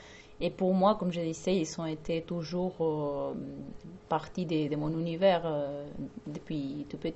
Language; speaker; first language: French; non-native, fluent; Spanish